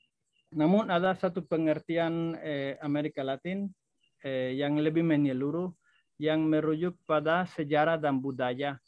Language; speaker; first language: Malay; non-native, fluent; Spanish